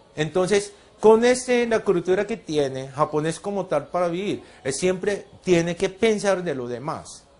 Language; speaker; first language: Spanish; non-native, fluent; Japanese